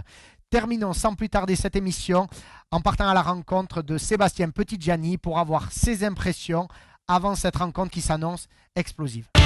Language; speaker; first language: French; native; French